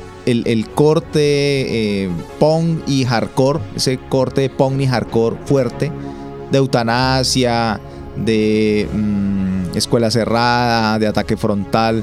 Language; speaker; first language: Spanish; native; Spanish